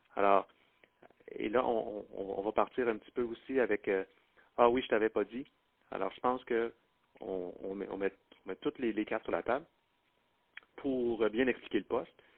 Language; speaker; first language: French; native; French